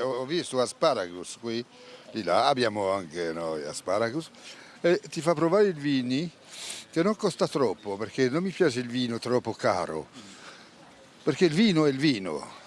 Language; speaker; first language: Italian; non-native, fluent; French